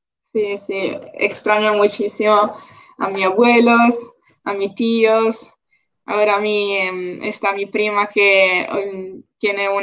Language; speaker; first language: Spanish; non-native, local second language; Italian